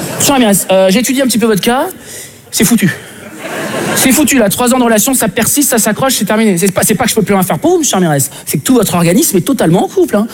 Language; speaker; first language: French; native; French